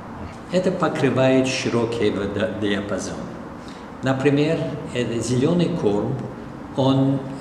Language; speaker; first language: Russian; non-native, fluent; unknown